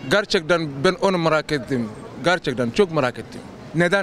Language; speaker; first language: Turkish; non-native, learner; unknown